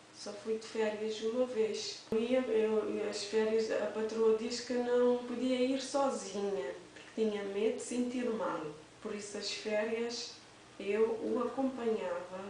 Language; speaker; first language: Portuguese; non-native, local second language; Kabuverdianu